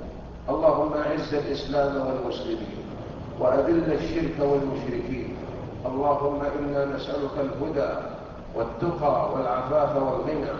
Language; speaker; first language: Arabic; native; Arabic